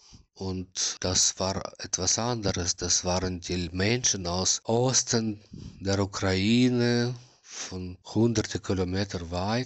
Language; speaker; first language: German; non-native, learner; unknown